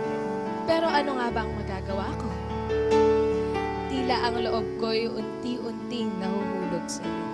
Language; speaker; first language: Filipino; native; Filipino